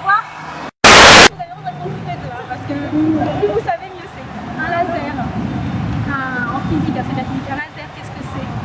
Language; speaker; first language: French; native; French